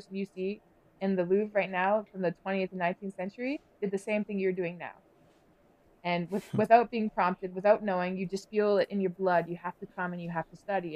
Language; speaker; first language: English; native; English